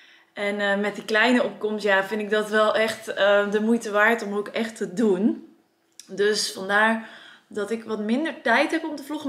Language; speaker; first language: Dutch; native; Dutch